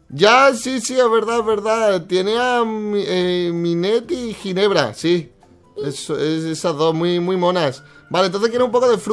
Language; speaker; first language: Spanish; native; Spanish